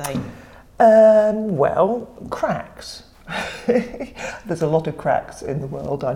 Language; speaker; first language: English; native; English